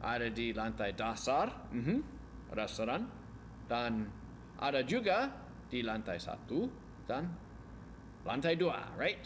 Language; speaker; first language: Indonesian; non-native, learner; English